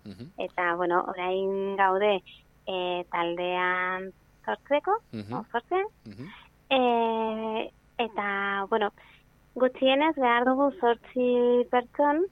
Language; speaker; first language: Basque; non-native, learner; Spanish